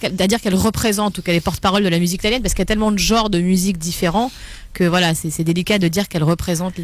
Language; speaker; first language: French; native; French